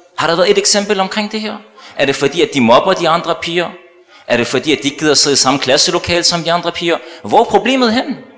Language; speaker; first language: Danish; early bilingual, other home language; Arabic